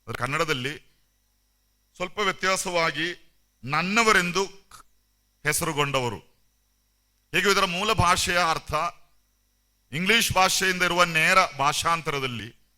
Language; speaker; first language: Kannada; non-native, local second language; Malayalam